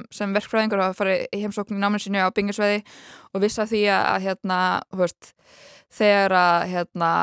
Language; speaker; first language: Icelandic; early bilingual, other home language; English